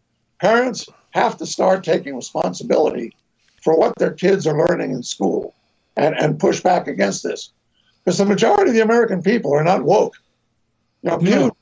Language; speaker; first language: English; native; English